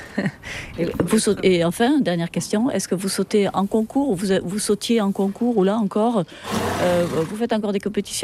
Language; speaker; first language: French; native; French